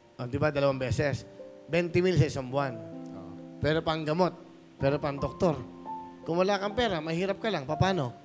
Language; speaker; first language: Filipino; native; Filipino